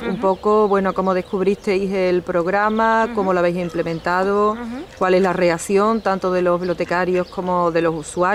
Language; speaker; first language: Spanish; native; Spanish